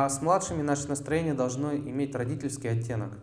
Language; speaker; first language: Russian; native; Russian